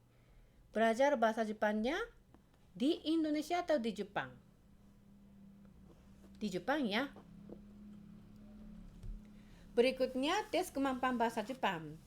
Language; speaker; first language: Indonesian; non-native, fluent; Japanese